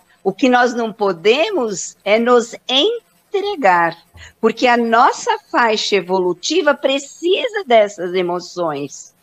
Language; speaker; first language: Portuguese; native; Portuguese